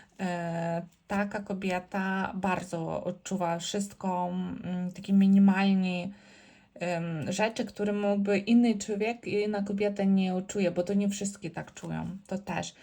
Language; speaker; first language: Polish; non-native, learner; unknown